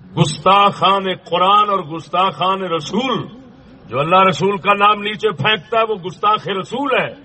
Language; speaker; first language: Urdu; non-native, local second language; Punjabi